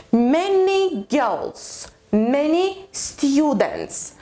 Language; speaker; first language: English; non-native, fluent; Azerbaijani